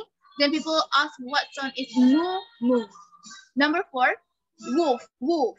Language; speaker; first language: English; non-native, learner; Indonesian